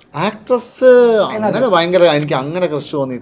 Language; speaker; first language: Malayalam; native; Malayalam